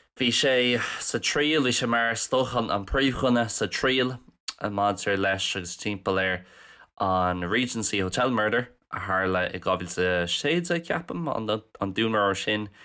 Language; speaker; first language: Irish; non-native, local second language; English